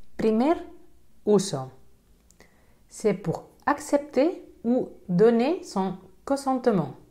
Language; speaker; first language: French; non-native, fluent; Spanish